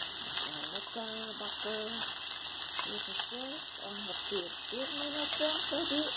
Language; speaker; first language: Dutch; non-native, learner; Indonesian